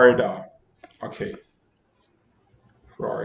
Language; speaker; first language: English; non-native, learner; Portuguese